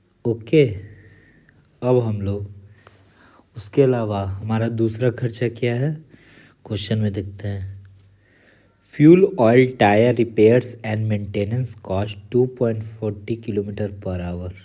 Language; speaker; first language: Hindi; native; Hindi